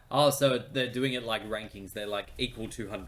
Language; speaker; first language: English; native; English